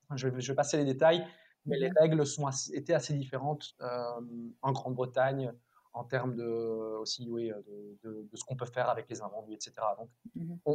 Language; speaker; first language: French; native; French